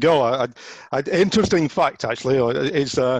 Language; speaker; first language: English; native; English